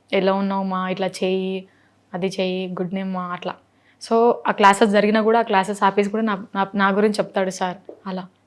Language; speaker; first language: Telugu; non-native, local second language; Lambadi